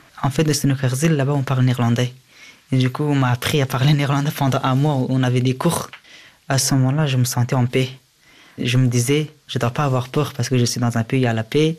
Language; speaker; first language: French; early bilingual, other home language; Persian